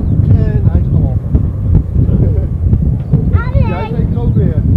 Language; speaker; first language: Dutch; non-native, learner; Indonesian